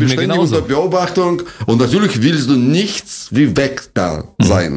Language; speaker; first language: German; non-native, fluent; Russian